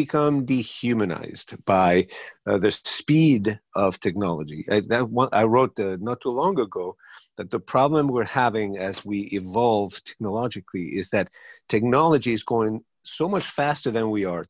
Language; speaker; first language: English; non-native, fluent; Spanish